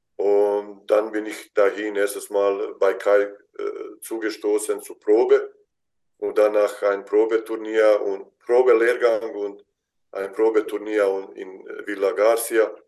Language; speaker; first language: German; non-native, fluent; Bosnian